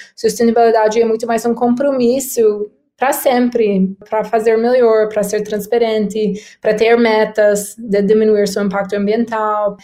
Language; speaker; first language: Portuguese; non-native, fluent; English